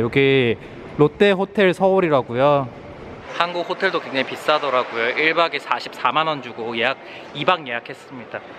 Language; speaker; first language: Korean; native; Korean